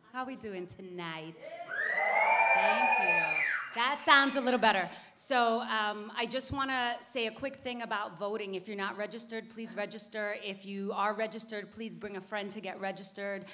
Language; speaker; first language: English; early bilingual, other home language; Spanish